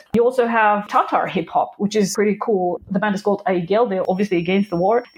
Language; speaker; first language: English; non-native, fluent; Russian